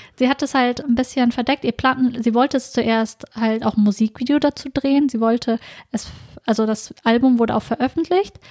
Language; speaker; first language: German; early bilingual, other home language; Vietnamese